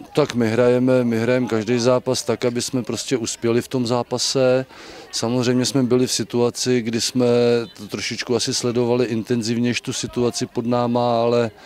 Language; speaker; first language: Czech; native; Czech